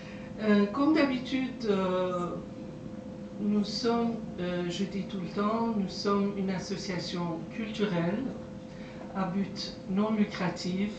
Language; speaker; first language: French; non-native, fluent; Persian